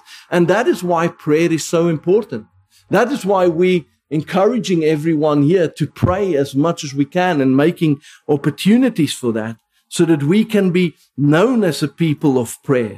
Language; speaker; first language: English; non-native, local second language; Afrikaans